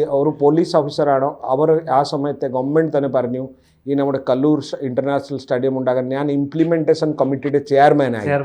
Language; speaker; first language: Malayalam; non-native, local second language; Odia